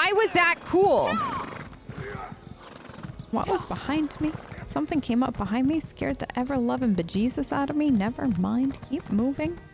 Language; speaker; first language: English; native; English